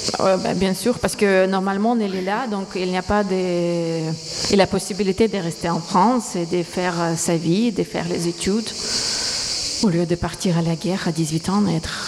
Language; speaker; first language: French; non-native, fluent; Ukrainian